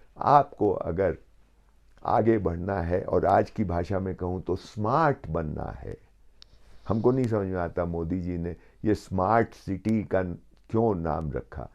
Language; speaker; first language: Hindi; native; Hindi